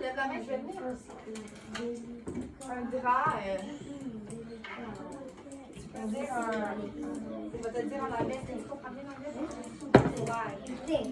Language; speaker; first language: French; native; French